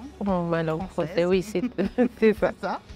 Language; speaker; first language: French; non-native, learner; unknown